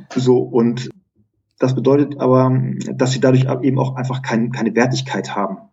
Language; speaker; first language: German; early bilingual, other home language; Greek